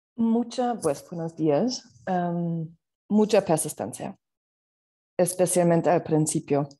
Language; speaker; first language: Spanish; non-native, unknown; German